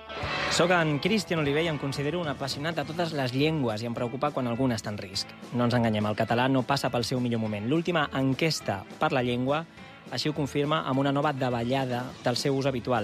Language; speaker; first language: Catalan; native; Catalan